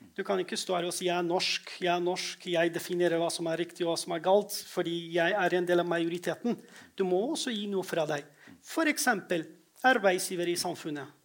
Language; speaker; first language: Norwegian; non-native, fluent; Kurdish